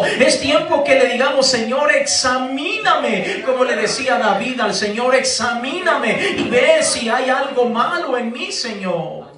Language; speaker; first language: Spanish; native; Spanish